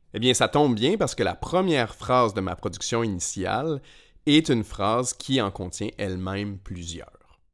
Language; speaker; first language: French; native; French